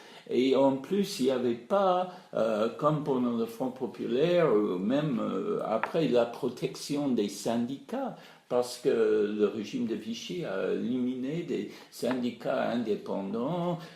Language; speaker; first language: French; non-native, fluent; English